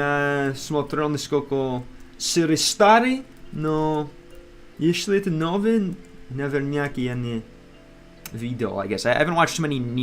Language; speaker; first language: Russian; non-native, learner; English